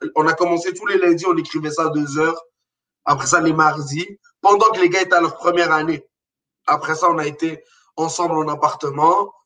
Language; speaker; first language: French; non-native, local second language; Arabic